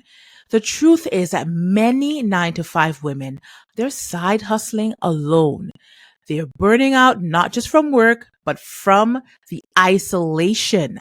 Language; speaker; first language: English; native; English